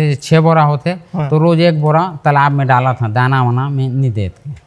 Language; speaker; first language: Hindi; native; Hindi